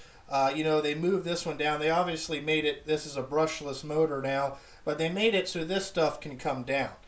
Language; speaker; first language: English; native; English